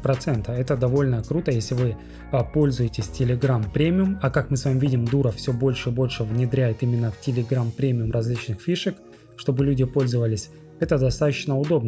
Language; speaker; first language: Russian; native; Russian